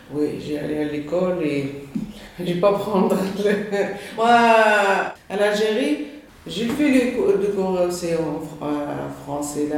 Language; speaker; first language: French; non-native, learner; Arabic